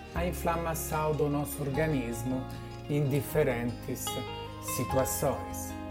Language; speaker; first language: Portuguese; non-native, fluent; Italian